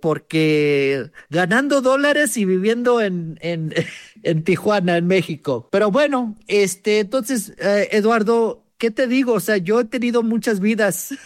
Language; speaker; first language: Spanish; early bilingual, heritage; Spanish